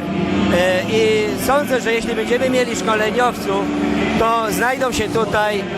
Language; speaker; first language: Polish; native; Polish